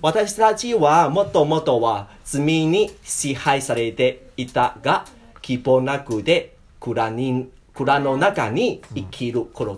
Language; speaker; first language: Japanese; non-native, learner; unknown